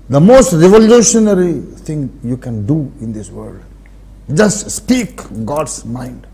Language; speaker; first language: English; non-native, local second language; Telugu